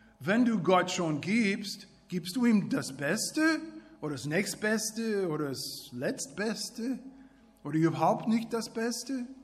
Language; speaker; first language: German; non-native, fluent; English